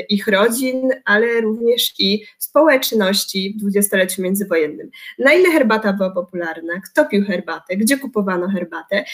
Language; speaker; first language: Polish; native; Polish